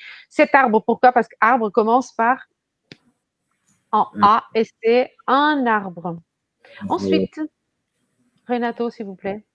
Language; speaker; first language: French; non-native, fluent; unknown